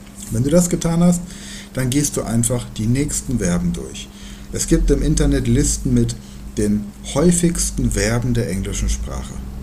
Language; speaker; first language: German; native; German